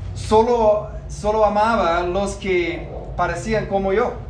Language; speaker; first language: Spanish; non-native, fluent; English